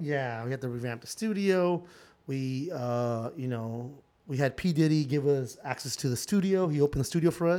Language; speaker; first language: English; early bilingual, other home language; Spanish